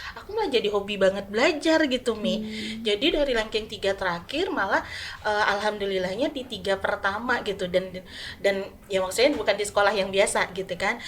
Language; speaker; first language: Indonesian; non-native, local second language; Sundanese